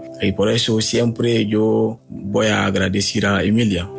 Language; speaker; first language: Spanish; non-native, learner; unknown